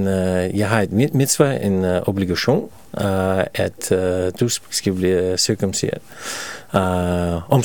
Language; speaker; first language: Danish; non-native, fluent; Russian